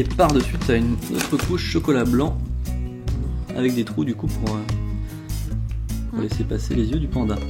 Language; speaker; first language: French; native; French